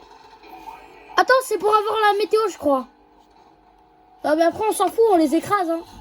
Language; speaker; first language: French; native; French